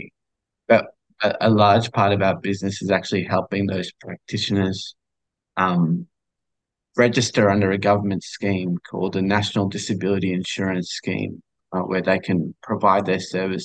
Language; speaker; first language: English; native; English